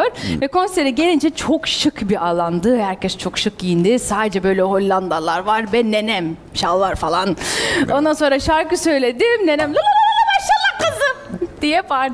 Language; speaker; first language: Turkish; early bilingual, heritage; Dutch